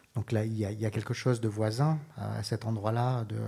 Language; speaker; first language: French; native; French